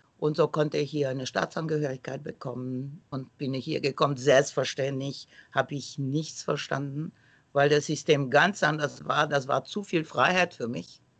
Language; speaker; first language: German; non-native, fluent; Romanian